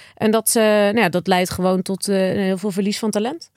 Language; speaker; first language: Dutch; native; Dutch